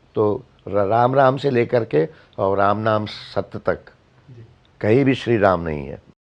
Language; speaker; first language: Hindi; native; Hindi